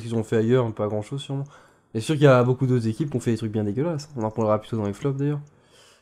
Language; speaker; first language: French; native; French